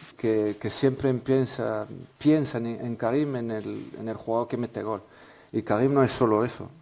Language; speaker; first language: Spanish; non-native, fluent; French